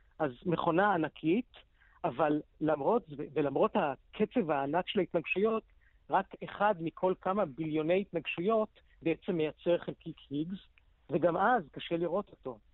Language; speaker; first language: Hebrew; native; Hebrew